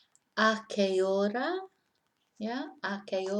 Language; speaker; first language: Spanish; non-native, fluent; English